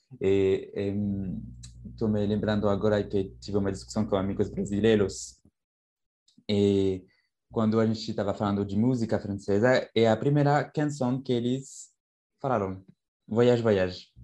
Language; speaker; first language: Portuguese; non-native, learner; French